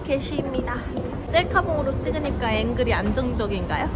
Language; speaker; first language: Korean; early bilingual, heritage; Korean